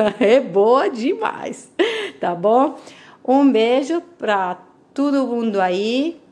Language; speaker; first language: Portuguese; non-native, fluent; Italian